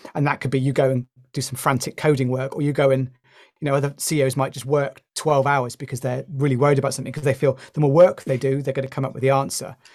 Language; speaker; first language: English; native; English